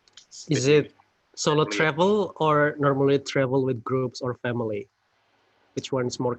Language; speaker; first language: English; non-native, fluent; Indonesian